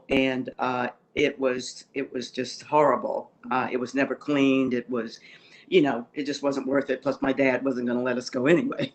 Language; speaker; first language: English; native; English